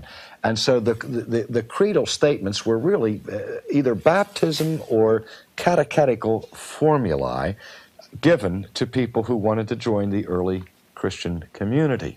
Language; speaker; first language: English; native; English